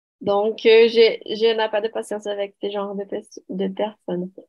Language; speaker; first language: French; non-native, learner; Portuguese